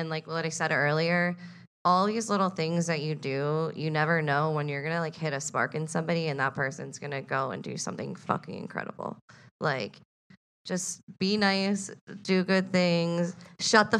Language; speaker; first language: English; native; English